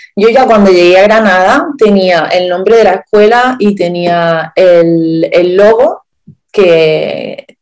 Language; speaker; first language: Spanish; native; Spanish